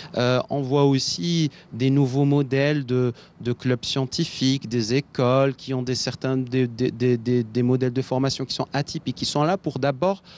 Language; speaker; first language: French; non-native, local second language; Arabic